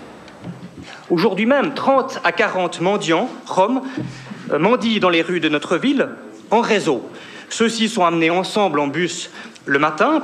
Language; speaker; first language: French; native; French